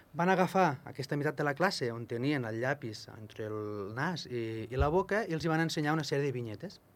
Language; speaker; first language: Catalan; native; Catalan